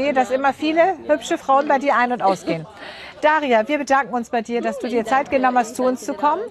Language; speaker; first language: German; native; German